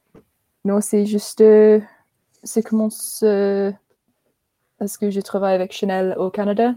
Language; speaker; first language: French; non-native, learner; English